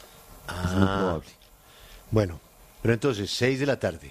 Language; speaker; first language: Spanish; native; Spanish